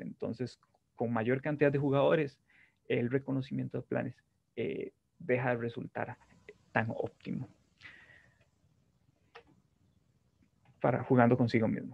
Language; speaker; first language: Spanish; native; Spanish